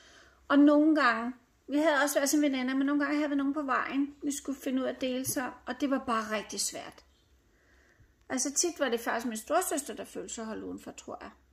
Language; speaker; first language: Danish; native; Danish